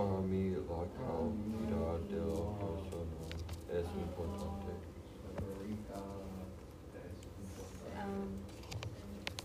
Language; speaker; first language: Spanish; non-native, learner; English